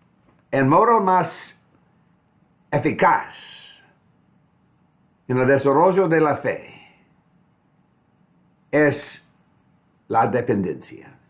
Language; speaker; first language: Spanish; non-native, fluent; English